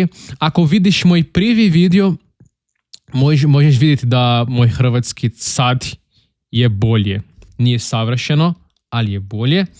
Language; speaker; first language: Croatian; non-native, learner; Portuguese